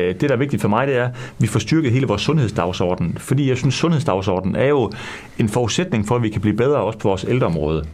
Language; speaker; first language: Danish; native; Danish